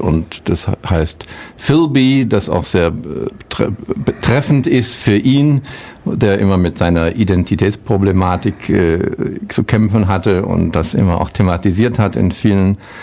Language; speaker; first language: German; native; German